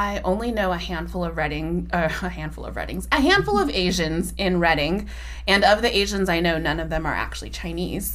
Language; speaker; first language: English; native; English